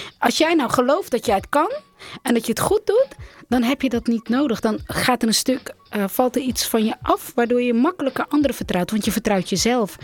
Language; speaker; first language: Dutch; early bilingual, other home language; Central Kurdish